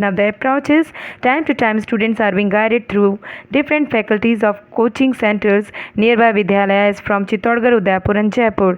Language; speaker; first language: English; non-native, local second language; Hindi